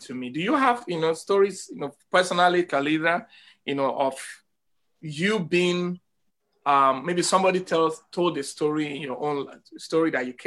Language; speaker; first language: English; non-native, local second language; Yoruba